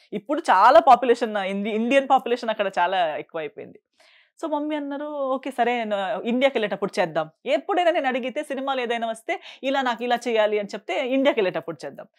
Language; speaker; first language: Telugu; non-native, fluent; Konkani